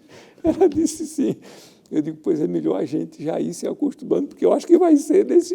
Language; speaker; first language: Portuguese; native; Portuguese